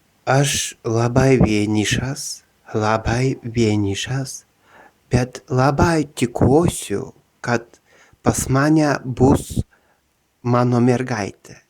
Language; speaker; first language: Lithuanian; non-native, learner; Russian